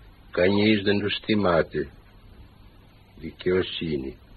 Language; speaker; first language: Greek; native; Greek